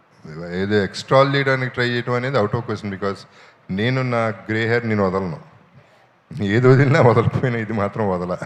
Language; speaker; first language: Telugu; native; Telugu